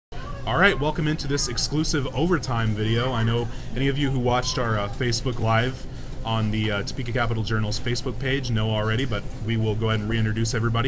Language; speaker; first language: English; native; English